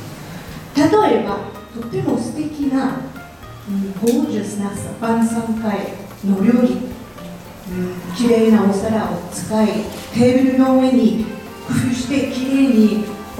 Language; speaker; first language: Japanese; non-native, fluent; French